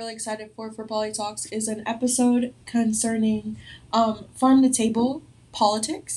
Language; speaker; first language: English; native; English